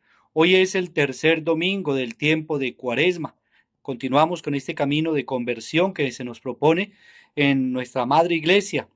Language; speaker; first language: Spanish; native; Spanish